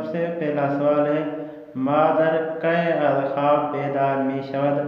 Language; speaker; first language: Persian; non-native, fluent; Urdu